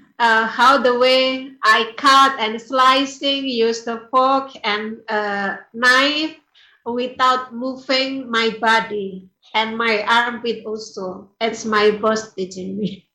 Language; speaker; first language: English; non-native, learner; Indonesian